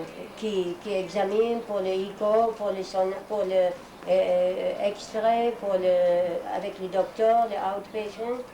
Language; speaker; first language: French; non-native, fluent; Arabic